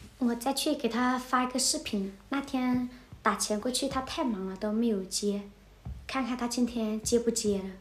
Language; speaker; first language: Chinese; non-native, fluent; Vietnamese